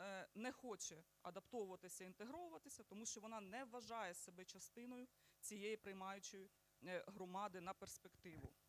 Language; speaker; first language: Ukrainian; native; Ukrainian